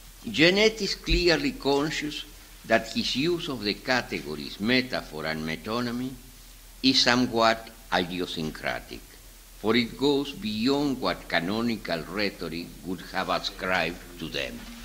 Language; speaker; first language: English; non-native, fluent; Spanish